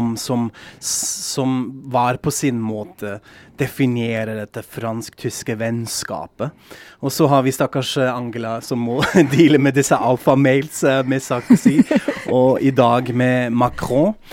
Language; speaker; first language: Norwegian; non-native, fluent; German